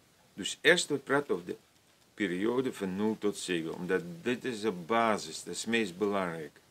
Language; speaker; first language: Dutch; non-native, fluent; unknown